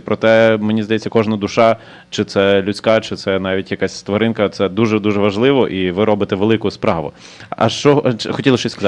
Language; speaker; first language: Ukrainian; native; Ukrainian